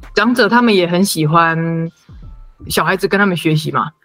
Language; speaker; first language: Chinese; native; Chinese